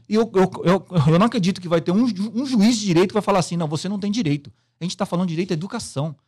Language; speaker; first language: Portuguese; native; Portuguese